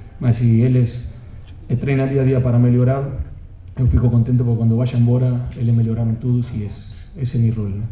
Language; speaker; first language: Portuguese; non-native, fluent; Spanish